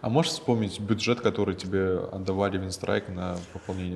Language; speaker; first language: Russian; native; Russian